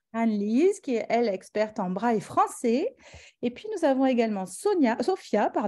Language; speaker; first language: French; native; French